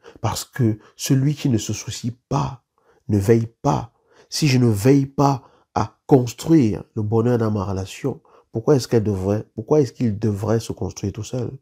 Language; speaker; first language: French; native; French